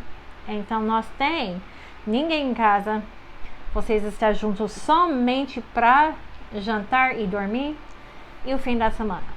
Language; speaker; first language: Portuguese; non-native, fluent; English